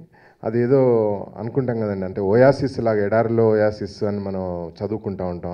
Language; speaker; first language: Telugu; native; Telugu